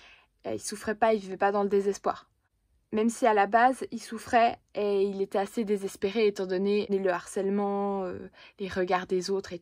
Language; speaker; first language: French; native; French